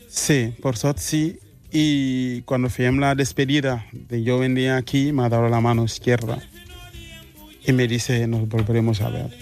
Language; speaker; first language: Spanish; non-native, fluent; Mandingo